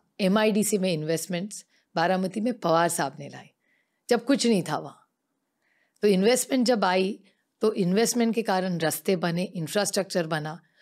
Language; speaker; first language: Hindi; non-native, local second language; Marathi